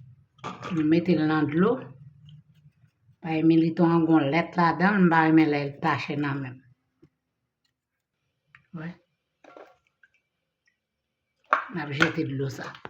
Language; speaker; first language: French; non-native, learner; Haitian Creole